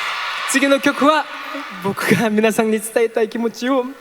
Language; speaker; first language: Japanese; non-native, fluent; Korean